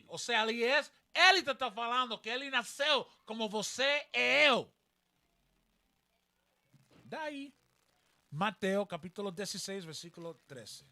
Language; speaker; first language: Portuguese; non-native, learner; Spanish